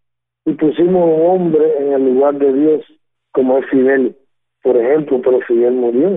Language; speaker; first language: Spanish; native; Spanish